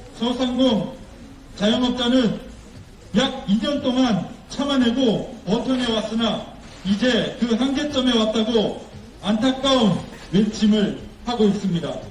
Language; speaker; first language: Korean; native; Korean